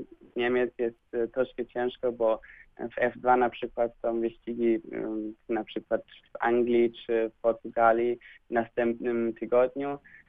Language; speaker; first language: Polish; early bilingual, heritage; Polish